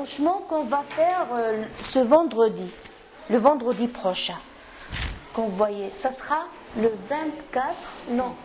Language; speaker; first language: French; non-native, learner; Arabic